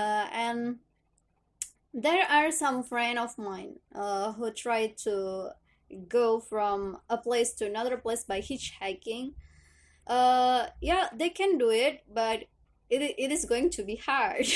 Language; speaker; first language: English; non-native, learner; Indonesian